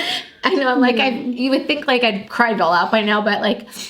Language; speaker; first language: English; native; English